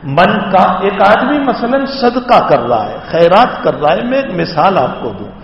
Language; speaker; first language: Urdu; non-native, local second language; Gujarati